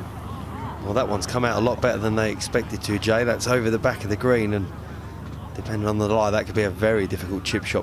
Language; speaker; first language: English; native; English